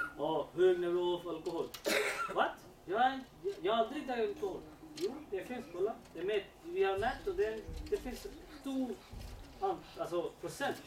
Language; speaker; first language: Swedish; non-native, learner; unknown